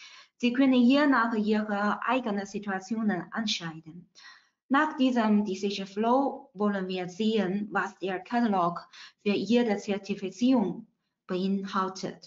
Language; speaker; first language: German; non-native, fluent; Chinese